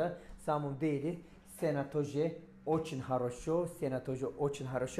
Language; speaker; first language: Russian; non-native, fluent; Turkish